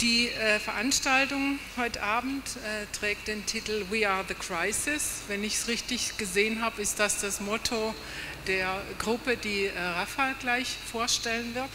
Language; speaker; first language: German; native; German